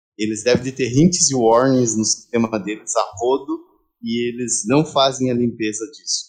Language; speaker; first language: Portuguese; native; Portuguese